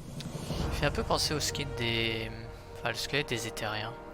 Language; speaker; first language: French; native; French